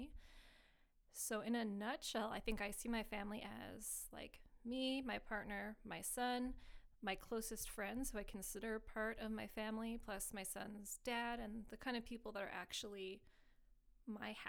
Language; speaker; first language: English; native; English